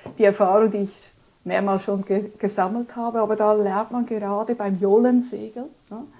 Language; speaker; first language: German; early bilingual, other home language; Spanish